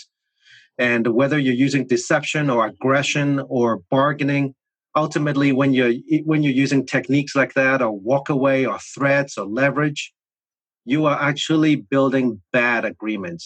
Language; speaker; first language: English; non-native, local second language; Cantonese